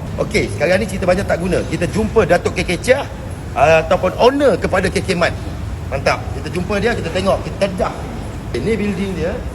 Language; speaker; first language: Malay; native; Malay